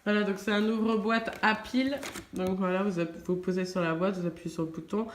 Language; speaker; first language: French; native; French